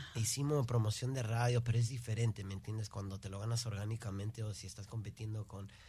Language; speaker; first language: Spanish; early bilingual, heritage; Spanish